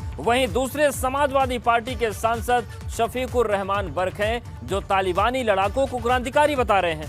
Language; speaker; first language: Hindi; native; Hindi